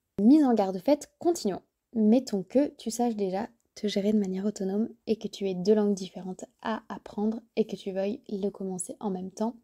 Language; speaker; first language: French; native; French